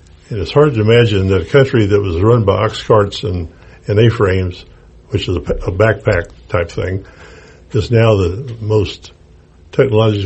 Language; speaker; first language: English; native; English